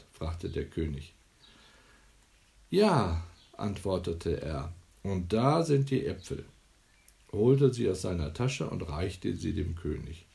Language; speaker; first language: German; native; German